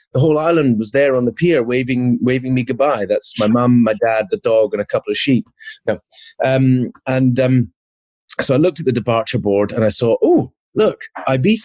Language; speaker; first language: English; native; English